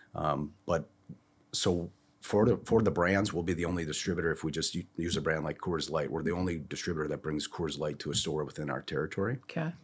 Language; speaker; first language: English; native; English